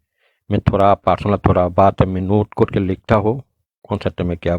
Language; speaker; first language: Hindi; non-native, local second language; Bangla